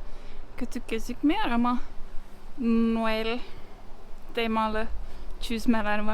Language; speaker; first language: Turkish; non-native, learner; Estonian